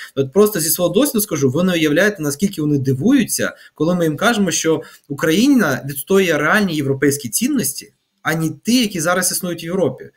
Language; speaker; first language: Ukrainian; native; Ukrainian